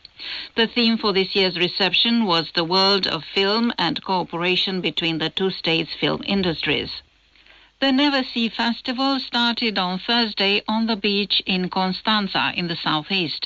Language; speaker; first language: English; non-native, fluent; Romanian